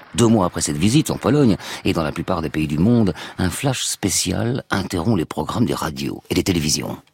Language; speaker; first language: French; native; French